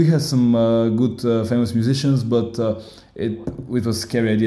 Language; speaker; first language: English; non-native, fluent; Bulgarian